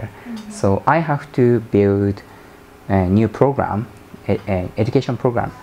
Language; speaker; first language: English; non-native, learner; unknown